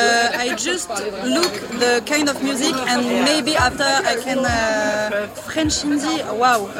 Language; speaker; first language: English; non-native, learner; French